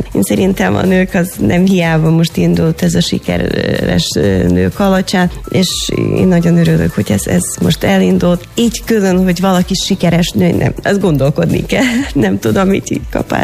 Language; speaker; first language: Hungarian; non-native, fluent; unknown